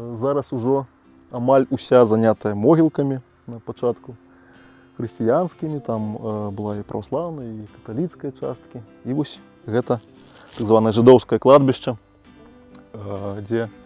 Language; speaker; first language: Belarusian; native; Belarusian